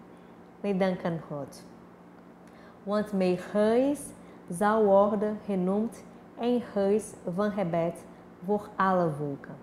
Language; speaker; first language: Dutch; non-native, fluent; Portuguese